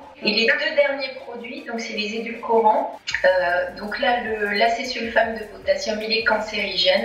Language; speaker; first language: French; native; French